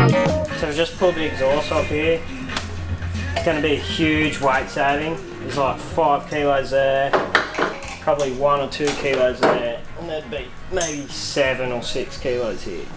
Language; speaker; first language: English; native; English